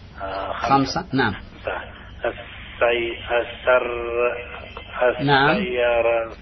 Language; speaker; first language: Arabic; non-native, learner; Indonesian